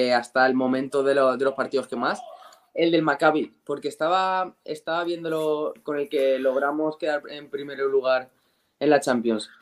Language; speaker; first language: Spanish; native; Spanish